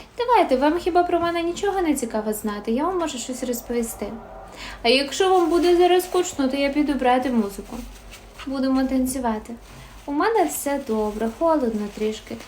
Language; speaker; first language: Ukrainian; native; Ukrainian